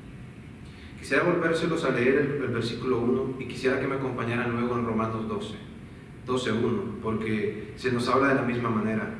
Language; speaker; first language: Spanish; native; Spanish